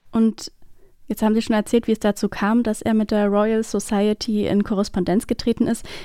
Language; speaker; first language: German; native; German